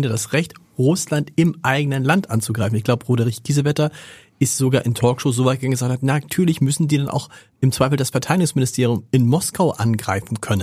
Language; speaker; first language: German; native; German